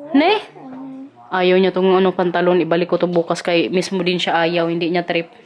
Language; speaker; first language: Filipino; non-native, local second language; Waray